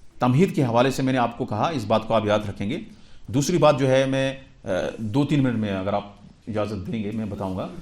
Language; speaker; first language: Urdu; non-native, local second language; Kashmiri